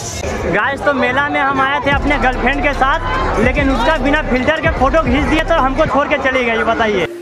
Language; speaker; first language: Hindi; native; Hindi